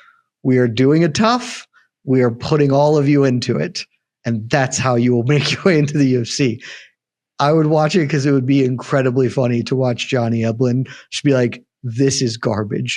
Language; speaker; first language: English; native; English